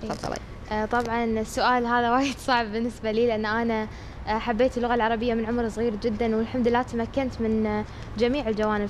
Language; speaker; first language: Arabic; native; Arabic